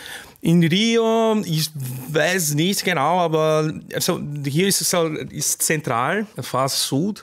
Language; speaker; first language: German; non-native, learner; Portuguese